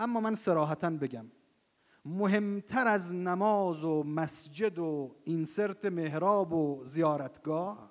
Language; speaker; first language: Persian; native; Persian